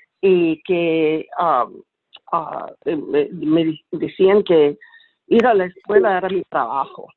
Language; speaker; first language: Spanish; early bilingual, heritage; Spanish